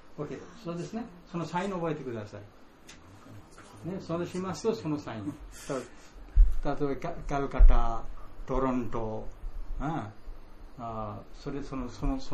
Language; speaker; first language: Japanese; non-native, learner; Bangla